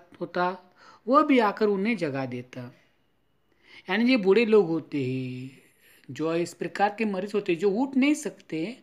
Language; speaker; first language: Hindi; non-native, local second language; Marathi